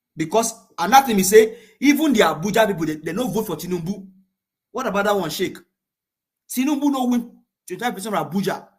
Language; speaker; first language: Nigerian Pidgin; non-native, local second language; Yoruba